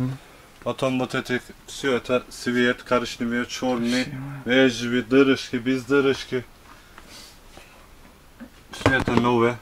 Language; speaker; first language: Russian; non-native, learner; Turkish